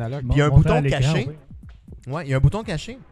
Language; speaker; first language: French; native; French